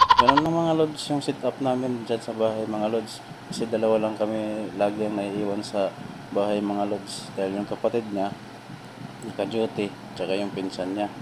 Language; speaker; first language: Filipino; non-native, local second language; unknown